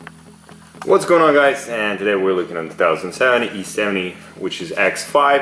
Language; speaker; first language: English; non-native, fluent; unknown